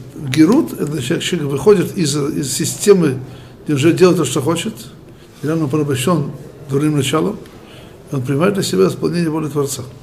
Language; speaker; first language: Russian; early bilingual, heritage; Russian